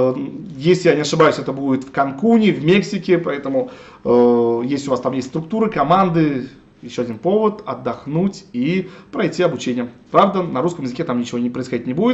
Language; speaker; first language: Russian; native; Russian